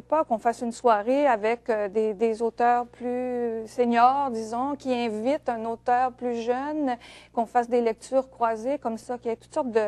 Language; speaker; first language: French; native; French